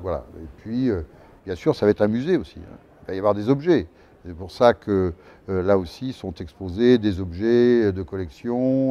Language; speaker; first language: French; native; French